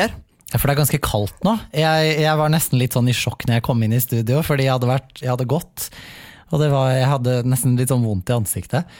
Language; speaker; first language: Norwegian; native; Norwegian